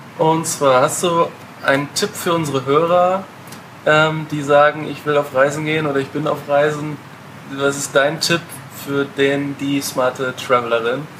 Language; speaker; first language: German; native; German